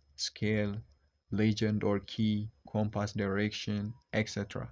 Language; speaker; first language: English; non-native, local second language; Amharic